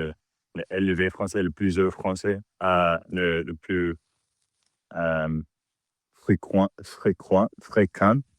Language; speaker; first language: French; non-native, learner; English